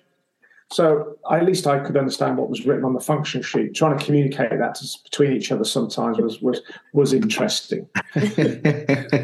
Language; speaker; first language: English; native; English